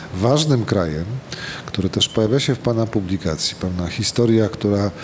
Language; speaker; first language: Polish; native; Polish